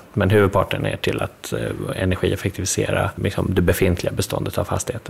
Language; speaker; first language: Swedish; early bilingual, other home language; Persian